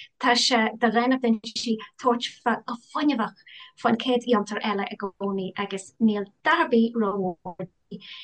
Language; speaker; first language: Irish; non-native, local second language; English